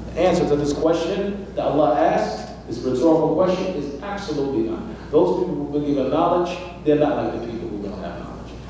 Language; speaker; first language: English; native; English